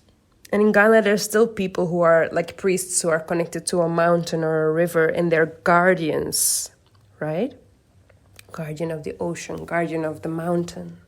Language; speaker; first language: English; non-native, fluent; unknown